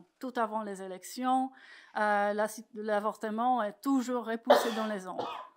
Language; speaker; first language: French; non-native, fluent; Polish